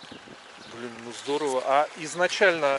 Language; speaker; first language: Russian; native; Russian